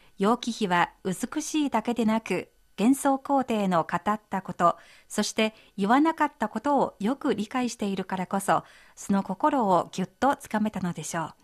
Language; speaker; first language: Japanese; non-native, fluent; Chinese